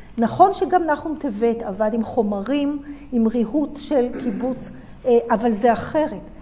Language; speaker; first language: Hebrew; native; Hebrew